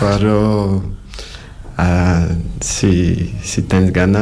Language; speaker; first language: Catalan; non-native, fluent; Portuguese